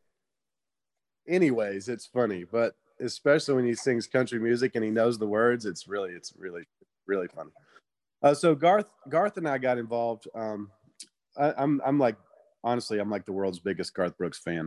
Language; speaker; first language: English; native; English